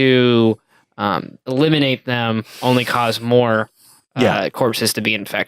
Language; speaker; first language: English; native; English